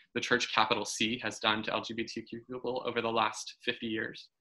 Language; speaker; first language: English; native; English